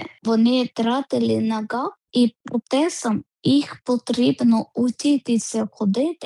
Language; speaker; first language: Ukrainian; non-native, learner; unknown